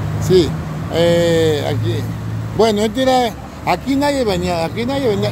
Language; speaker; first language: Spanish; native; Spanish